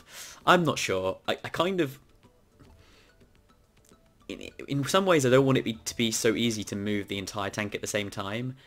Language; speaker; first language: English; native; English